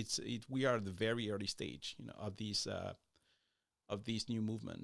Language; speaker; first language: English; non-native, fluent; French